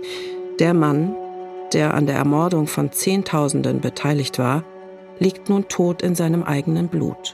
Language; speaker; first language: German; native; German